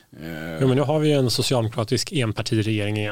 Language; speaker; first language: Swedish; native; Swedish